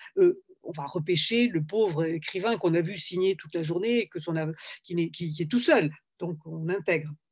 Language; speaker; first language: French; native; French